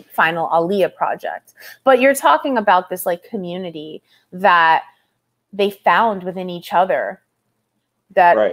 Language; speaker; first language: English; native; English